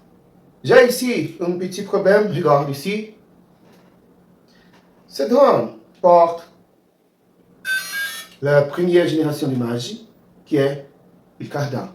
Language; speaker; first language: French; non-native, learner; Portuguese